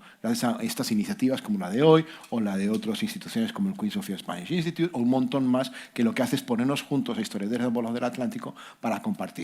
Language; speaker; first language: Spanish; native; Spanish